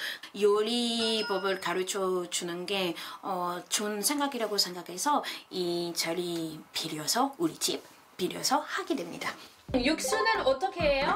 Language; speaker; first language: Korean; non-native, fluent; French